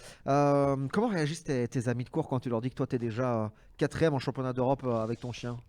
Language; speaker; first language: French; native; French